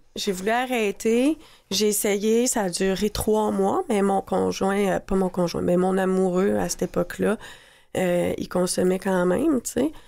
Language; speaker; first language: French; native; French